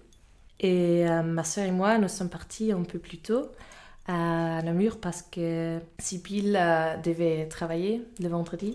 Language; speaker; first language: French; non-native, fluent; German